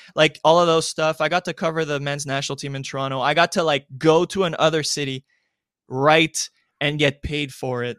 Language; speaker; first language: English; non-native, fluent; French